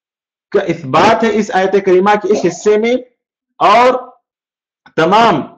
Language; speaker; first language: Urdu; native; Urdu